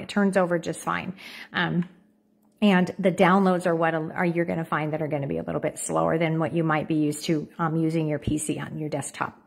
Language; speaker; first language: English; native; English